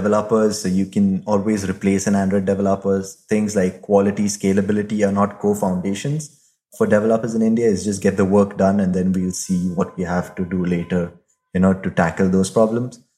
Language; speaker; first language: English; non-native, local second language; Hindi